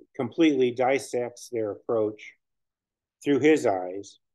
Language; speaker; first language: English; native; English